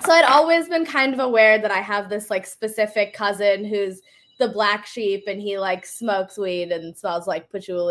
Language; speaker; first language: English; native; English